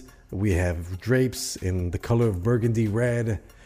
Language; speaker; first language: English; native; English